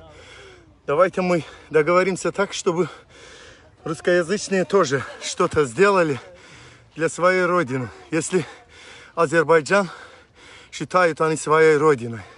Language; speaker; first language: Russian; non-native, local second language; Azerbaijani